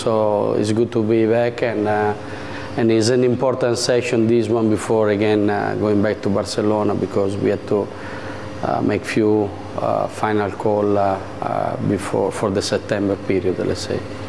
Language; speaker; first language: English; non-native, fluent; Italian